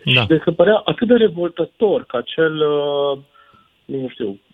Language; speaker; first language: Romanian; native; Romanian